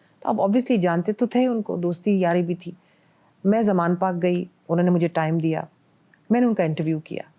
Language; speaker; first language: Urdu; non-native, local second language; Punjabi